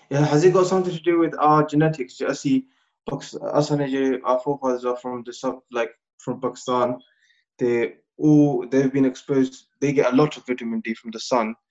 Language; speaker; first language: Punjabi; early bilingual, heritage; Punjabi